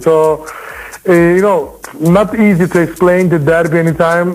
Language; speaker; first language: English; non-native, learner; Turkish